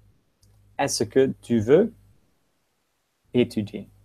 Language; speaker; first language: French; non-native, fluent; Dutch